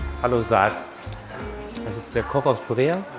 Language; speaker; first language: German; early bilingual, other home language; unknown